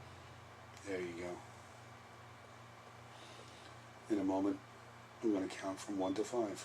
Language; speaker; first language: English; native; English